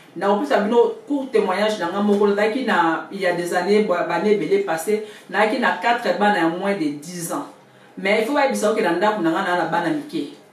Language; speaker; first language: Lingala; native; Lingala